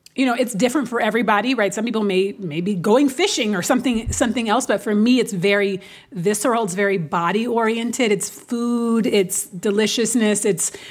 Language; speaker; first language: English; native; English